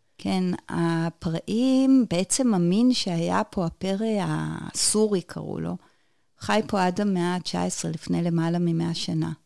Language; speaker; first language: Hebrew; native; Hebrew